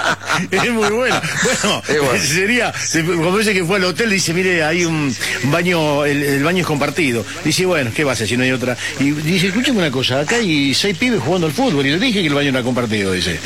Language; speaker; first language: Spanish; native; Spanish